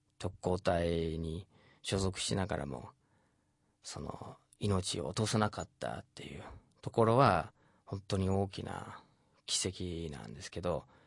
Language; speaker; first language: Japanese; non-native, fluent; English